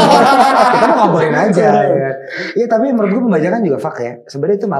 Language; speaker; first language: Indonesian; native; Indonesian